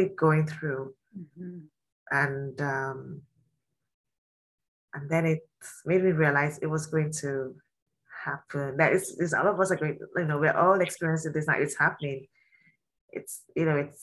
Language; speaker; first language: English; non-native, local second language; Yoruba